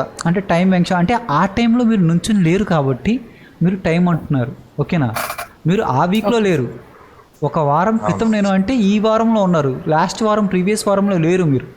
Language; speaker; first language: Telugu; native; Telugu